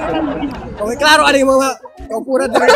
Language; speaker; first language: Filipino; non-native, local second language; Cebuano